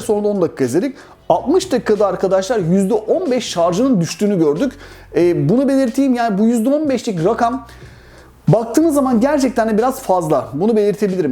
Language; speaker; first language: Turkish; native; Turkish